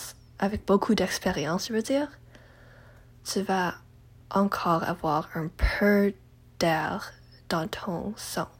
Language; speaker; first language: French; non-native, learner; English